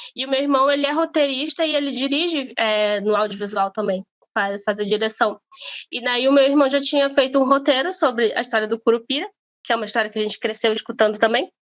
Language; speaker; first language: Portuguese; native; Portuguese